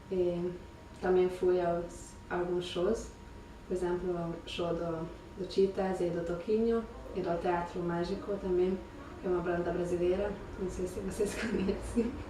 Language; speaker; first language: Portuguese; non-native, fluent; Hungarian